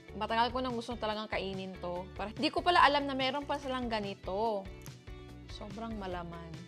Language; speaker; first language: Filipino; native; Filipino